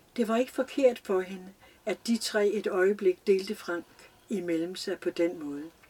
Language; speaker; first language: Danish; native; Danish